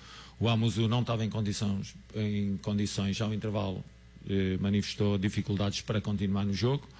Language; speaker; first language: Portuguese; native; Portuguese